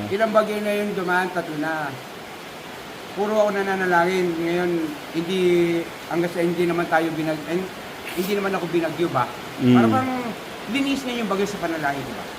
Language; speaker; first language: Filipino; native; Filipino